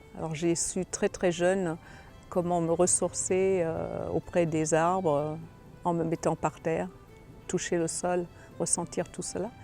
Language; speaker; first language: French; non-native, fluent; German